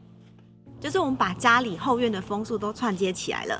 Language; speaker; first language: Chinese; native; Chinese